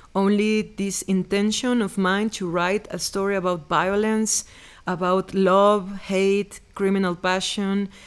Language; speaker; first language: English; non-native, fluent; Spanish